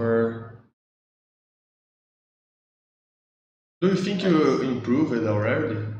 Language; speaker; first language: English; non-native, learner; Portuguese